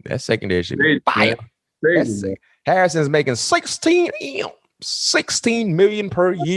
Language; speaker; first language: English; native; English